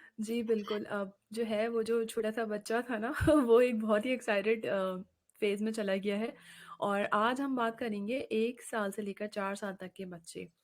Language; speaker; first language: Urdu; native; Urdu